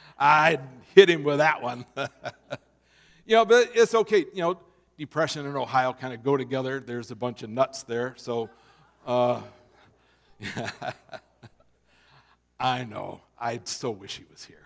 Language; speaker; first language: English; native; English